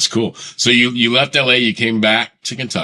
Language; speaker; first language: English; native; English